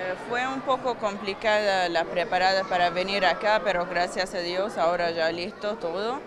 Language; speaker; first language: Spanish; non-native, learner; Arabic